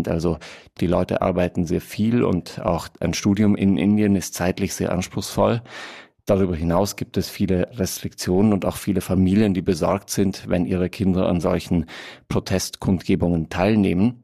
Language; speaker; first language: German; native; German